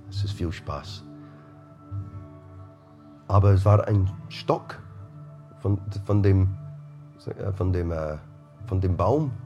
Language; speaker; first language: German; non-native, fluent; English